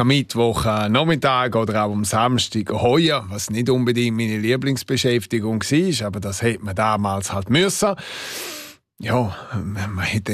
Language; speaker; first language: German; non-native, local second language; Romansh